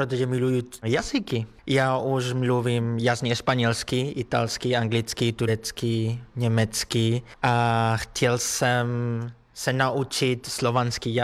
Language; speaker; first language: Czech; non-native, learner; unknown